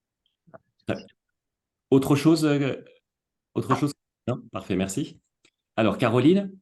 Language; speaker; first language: French; native; French